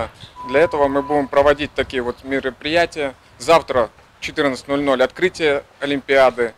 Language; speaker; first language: Russian; native; Russian